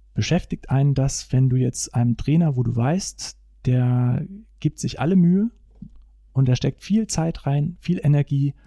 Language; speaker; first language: German; native; German